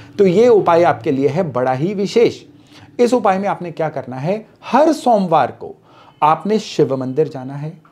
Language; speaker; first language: Hindi; native; Hindi